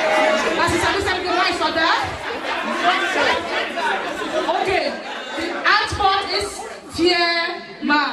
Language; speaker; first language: German; non-native, fluent; Igbo